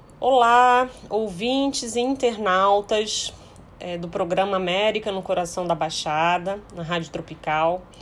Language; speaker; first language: Portuguese; early bilingual, heritage; Portuguese